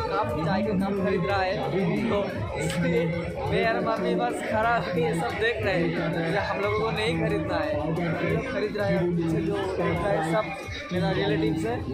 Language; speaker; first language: Hindi; non-native, local second language; Bangla